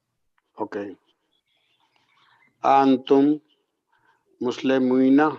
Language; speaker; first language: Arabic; non-native, learner; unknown